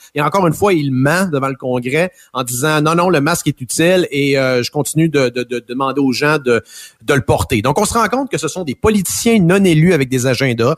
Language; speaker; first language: French; native; French